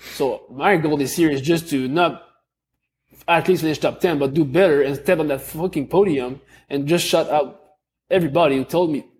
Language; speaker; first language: English; native; English